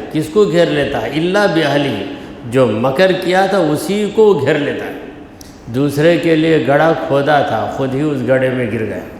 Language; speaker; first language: Urdu; native; Urdu